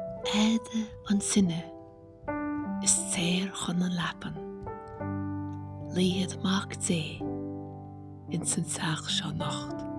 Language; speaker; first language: Irish; native; Irish